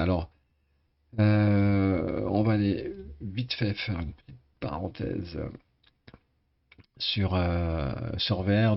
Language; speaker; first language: French; native; French